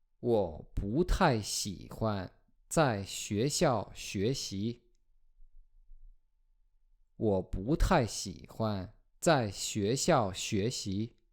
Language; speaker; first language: Chinese; non-native, fluent; Polish